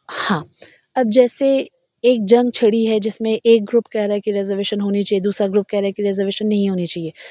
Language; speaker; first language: Hindi; native; Hindi